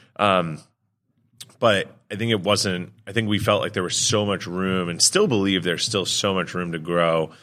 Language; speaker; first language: English; native; English